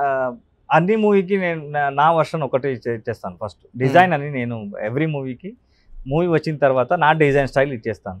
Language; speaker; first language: Telugu; non-native, local second language; Kannada